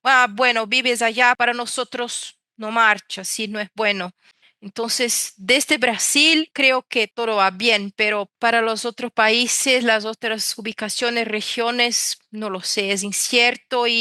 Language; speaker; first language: Spanish; non-native, fluent; Portuguese